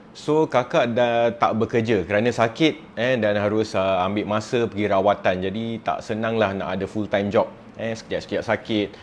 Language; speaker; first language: Malay; non-native, local second language; English